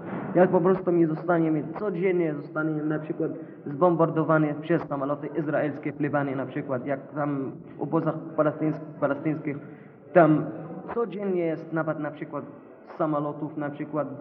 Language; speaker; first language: Polish; non-native, learner; Arabic